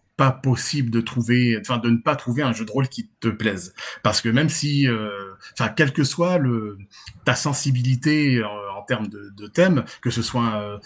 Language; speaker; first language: French; native; French